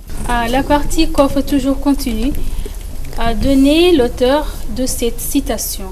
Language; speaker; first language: French; non-native, local second language; Comorian